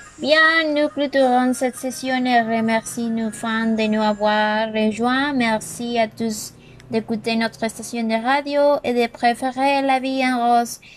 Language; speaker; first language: French; non-native, learner; Spanish